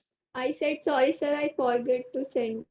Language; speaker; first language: English; non-native, learner; Hindi